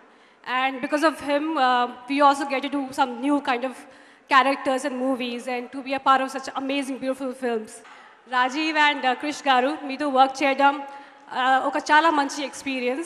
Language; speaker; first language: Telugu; non-native, learner; Hindi